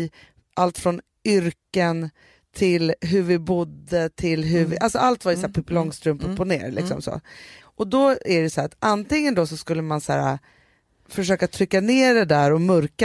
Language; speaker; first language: Swedish; native; Swedish